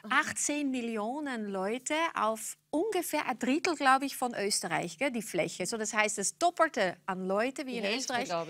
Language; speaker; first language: German; non-native, fluent; Dutch